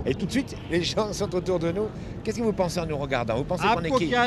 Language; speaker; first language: French; native; French